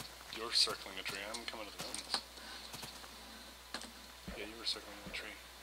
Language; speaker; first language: English; native; English